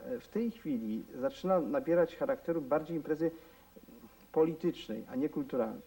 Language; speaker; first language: Polish; non-native, local second language; Rusyn